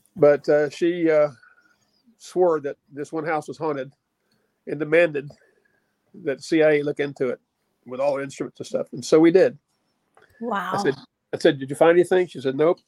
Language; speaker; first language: English; native; English